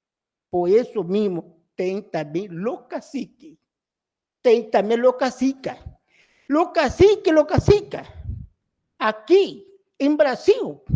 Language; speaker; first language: Spanish; non-native, local second language; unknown